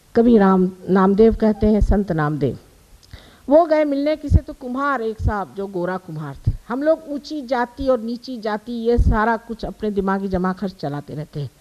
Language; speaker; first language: Hindi; non-native, local second language; Marathi